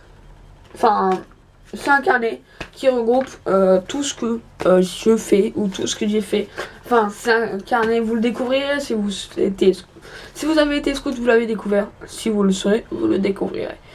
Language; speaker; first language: French; native; French